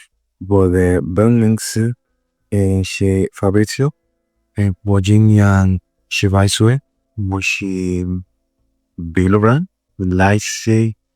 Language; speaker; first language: Chinese; non-native, learner; Spanish